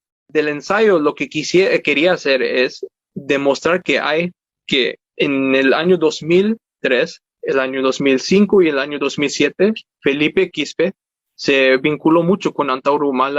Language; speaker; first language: Spanish; early bilingual, heritage; Spanish